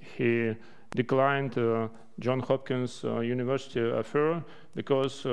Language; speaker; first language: English; non-native, fluent; Russian